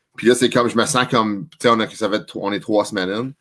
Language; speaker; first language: French; native; French